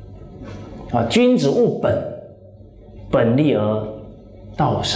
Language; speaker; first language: Chinese; native; Chinese